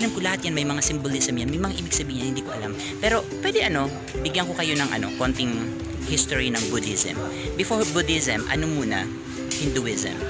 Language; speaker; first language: Filipino; non-native, local second language; Waray